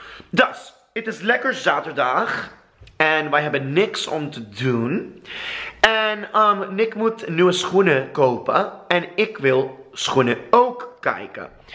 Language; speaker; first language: Dutch; non-native, learner; English